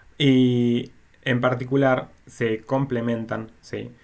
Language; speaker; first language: Spanish; native; Spanish